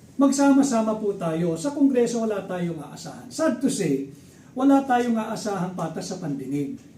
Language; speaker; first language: Filipino; native; Filipino